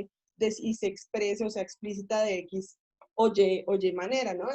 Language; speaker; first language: Spanish; native; Spanish